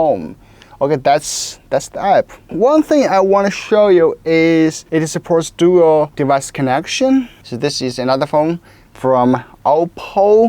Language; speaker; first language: English; non-native, local second language; Chinese